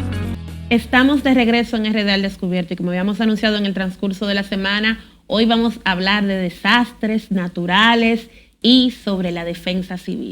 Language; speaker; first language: Spanish; native; Spanish